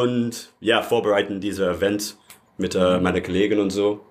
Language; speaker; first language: German; non-native, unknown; English